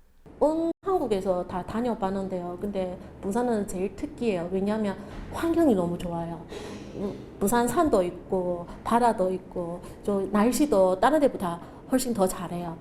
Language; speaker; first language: Korean; non-native, learner; Chinese